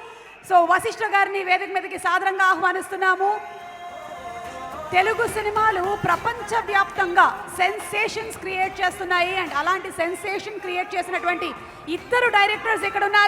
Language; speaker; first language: Telugu; native; Telugu